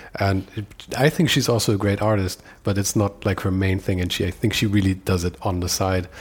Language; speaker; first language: English; non-native, fluent; German